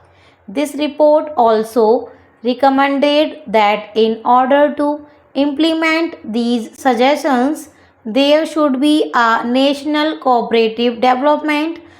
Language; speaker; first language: English; non-native, local second language; Hindi